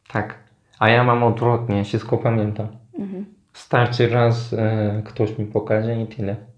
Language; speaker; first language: Polish; non-native, learner; Turkish